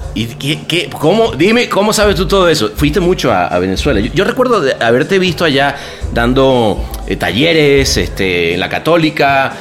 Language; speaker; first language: Spanish; native; Spanish